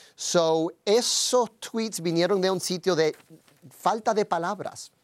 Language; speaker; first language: Spanish; early bilingual, heritage; Spanish